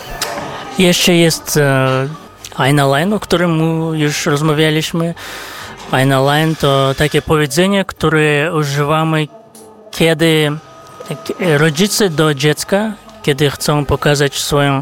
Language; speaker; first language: Polish; non-native, fluent; Kazakh